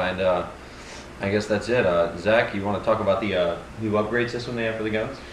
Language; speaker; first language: English; native; English